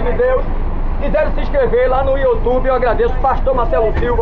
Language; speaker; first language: Portuguese; native; Portuguese